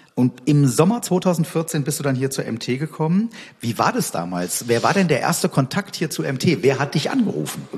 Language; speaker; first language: German; native; German